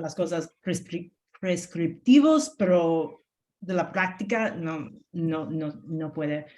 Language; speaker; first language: Spanish; non-native, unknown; English